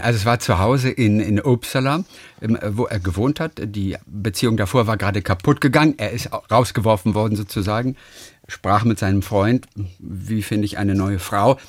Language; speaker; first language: German; native; German